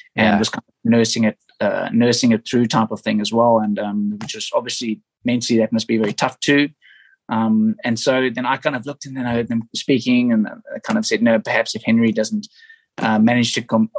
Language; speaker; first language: English; native; English